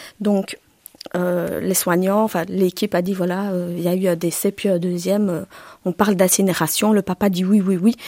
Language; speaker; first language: French; early bilingual, other home language; Turkish